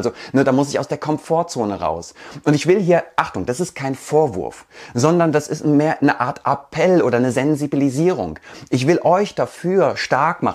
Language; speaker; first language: German; native; German